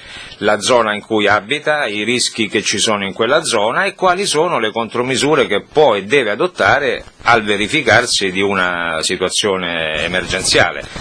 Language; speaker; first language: Italian; native; Italian